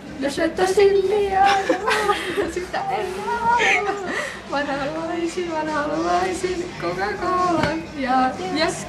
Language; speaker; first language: Finnish; native; Finnish